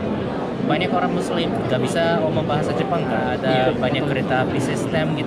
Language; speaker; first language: Indonesian; non-native, learner; Japanese